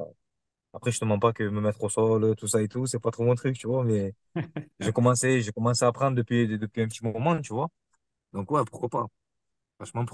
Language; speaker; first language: French; native; French